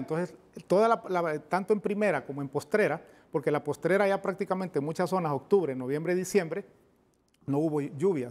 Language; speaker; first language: Spanish; native; Spanish